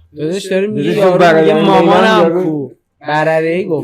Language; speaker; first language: Persian; native; Persian